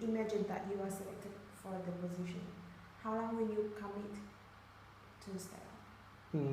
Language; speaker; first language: English; non-native, learner; Vietnamese